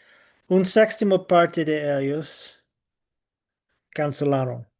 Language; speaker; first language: Spanish; non-native, fluent; English